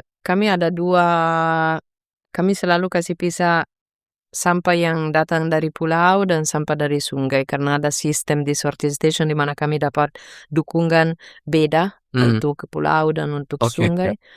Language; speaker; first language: Indonesian; non-native, fluent; Italian